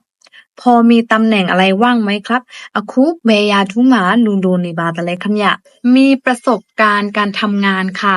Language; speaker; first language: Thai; non-native, fluent; Burmese